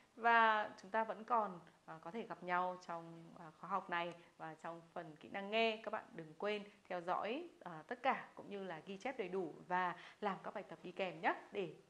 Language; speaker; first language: Vietnamese; native; Vietnamese